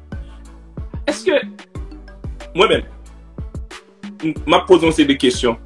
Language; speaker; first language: French; non-native, local second language; Haitian Creole